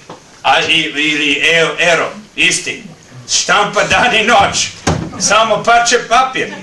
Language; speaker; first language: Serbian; early bilingual, heritage; Serbian